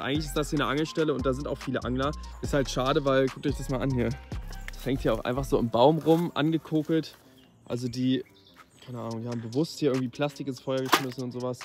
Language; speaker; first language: German; native; German